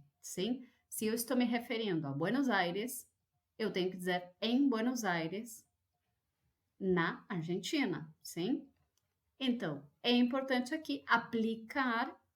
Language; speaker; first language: Portuguese; non-native, fluent; Spanish